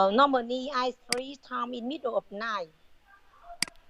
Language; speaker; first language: English; non-native, learner; Vietnamese